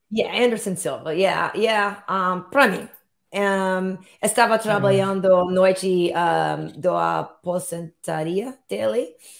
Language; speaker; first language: Portuguese; non-native, learner; English